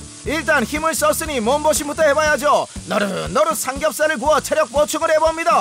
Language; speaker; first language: Korean; native; Korean